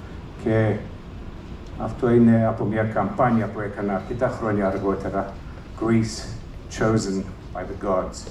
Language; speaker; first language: Greek; early bilingual, heritage; English